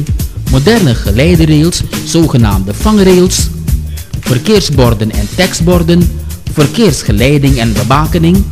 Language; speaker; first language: Dutch; native; Dutch